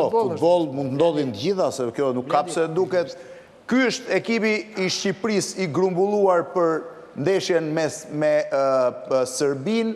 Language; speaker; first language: Albanian; native; Albanian